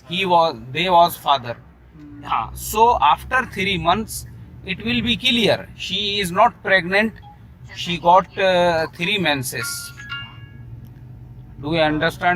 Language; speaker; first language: English; non-native, local second language; Hindi